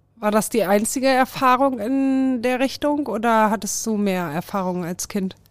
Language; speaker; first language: German; native; German